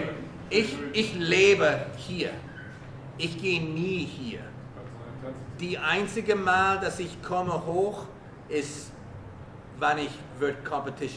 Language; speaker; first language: German; non-native, learner; English